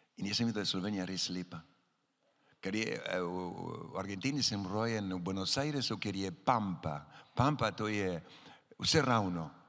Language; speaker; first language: Slovenian; early bilingual, heritage; Slovenian